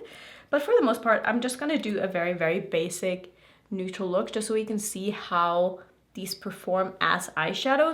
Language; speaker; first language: English; native; English